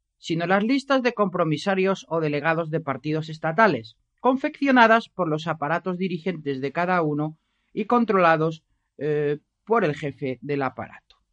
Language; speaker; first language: Spanish; native; Spanish